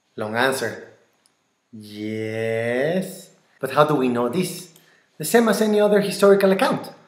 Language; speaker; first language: English; non-native, fluent; Spanish